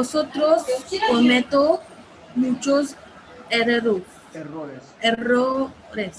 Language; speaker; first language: Spanish; non-native, learner; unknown